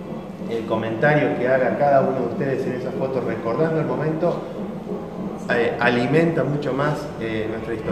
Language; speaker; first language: Spanish; native; Spanish